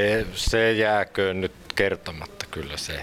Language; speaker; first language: Finnish; native; Finnish